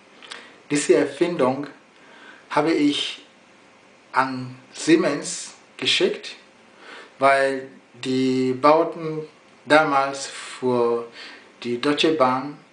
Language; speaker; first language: German; non-native, fluent; Yoruba